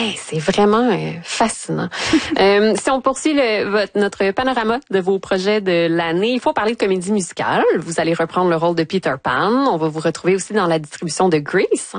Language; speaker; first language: French; native; French